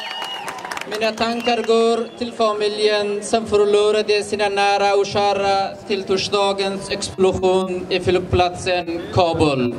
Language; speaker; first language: Swedish; non-native, fluent; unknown